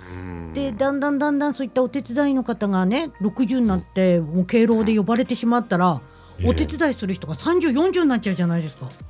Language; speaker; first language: Japanese; native; Japanese